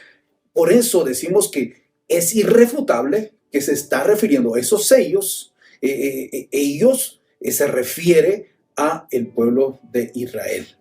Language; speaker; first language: Spanish; native; Spanish